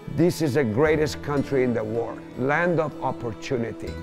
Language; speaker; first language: English; non-native, fluent; Persian